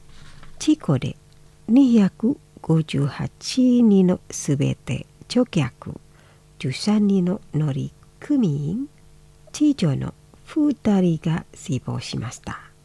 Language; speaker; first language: Japanese; non-native, fluent; Indonesian